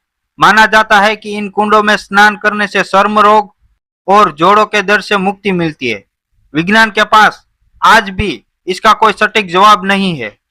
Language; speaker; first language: Hindi; non-native, local second language; Gujarati